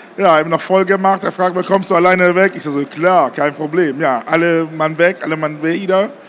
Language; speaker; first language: German; native; German